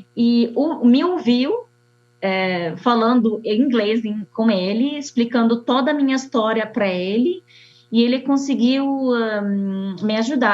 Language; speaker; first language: Portuguese; non-native, fluent; Arabic